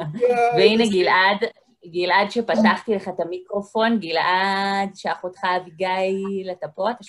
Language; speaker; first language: Hebrew; native; Hebrew